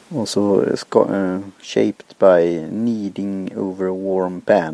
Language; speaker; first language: English; non-native, fluent; Swedish